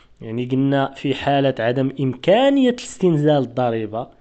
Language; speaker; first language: Arabic; native; Arabic